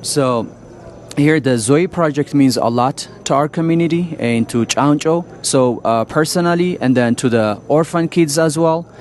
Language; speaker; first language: English; non-native, local second language; Amharic